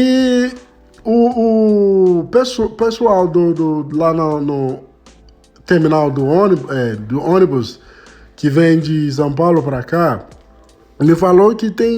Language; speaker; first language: Portuguese; non-native, fluent; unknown